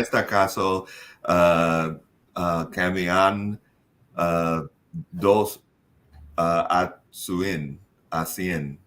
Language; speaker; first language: Spanish; non-native, learner; English